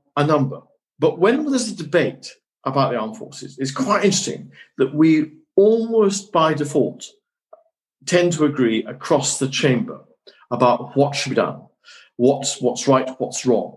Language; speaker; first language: English; native; English